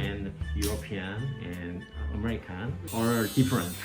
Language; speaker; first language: English; non-native, learner; Korean